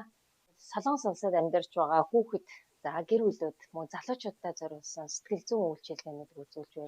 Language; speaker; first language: Mongolian; native; Mongolian